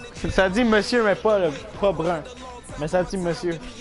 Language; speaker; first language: French; native; French